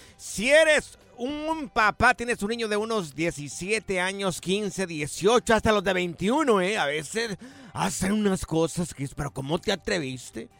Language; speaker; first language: Spanish; native; Spanish